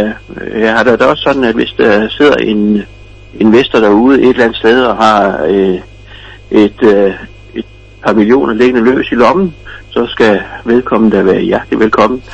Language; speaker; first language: Danish; native; Danish